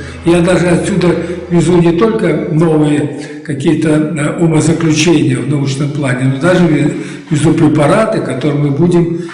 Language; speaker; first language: Russian; native; Russian